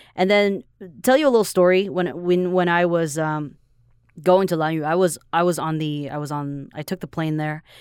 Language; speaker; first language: English; non-native, fluent; Chinese